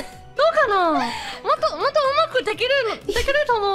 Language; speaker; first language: Japanese; non-native, learner; English